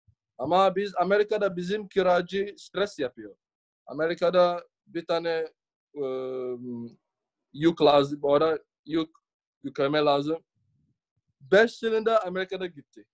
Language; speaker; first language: Turkish; non-native, learner; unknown